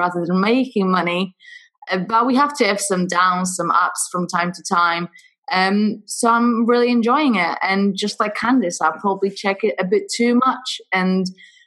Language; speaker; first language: English; non-native, fluent; Polish